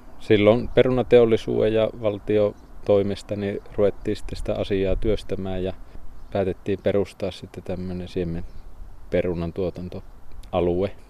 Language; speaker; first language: Finnish; native; Finnish